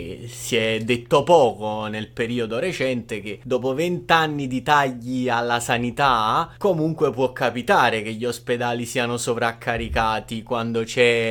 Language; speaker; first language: Italian; native; Italian